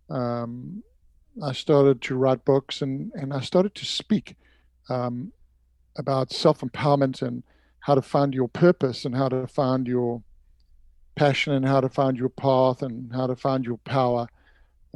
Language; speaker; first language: English; native; English